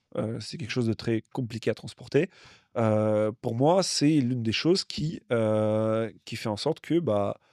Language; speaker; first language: French; non-native, fluent; Russian